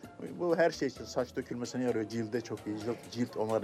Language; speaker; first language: Turkish; native; Turkish